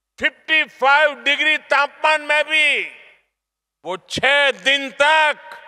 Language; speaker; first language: Hindi; non-native, local second language; Gujarati